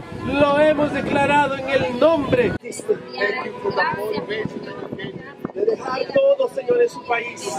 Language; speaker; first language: Spanish; native; Spanish